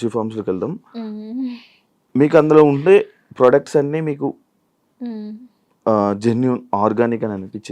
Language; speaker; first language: Telugu; native; Telugu